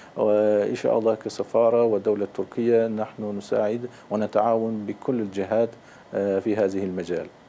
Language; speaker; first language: Arabic; non-native, fluent; Turkish